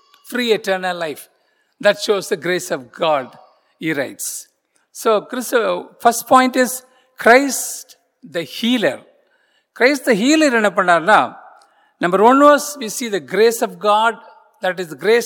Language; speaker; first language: English; non-native, local second language; Tamil